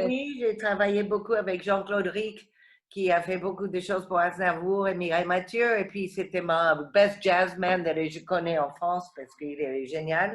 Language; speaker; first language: French; non-native, fluent; English